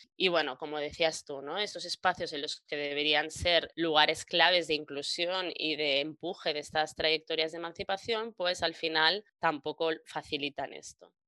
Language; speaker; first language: Spanish; native; Spanish